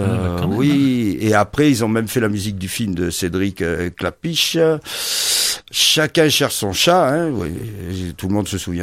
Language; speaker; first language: French; native; French